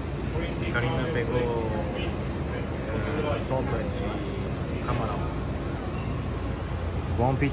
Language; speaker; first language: Portuguese; non-native, fluent; Chinese